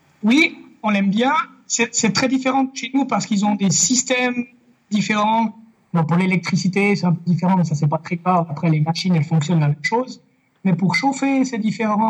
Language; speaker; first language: French; native; French